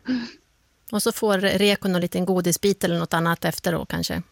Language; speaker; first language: Swedish; native; Swedish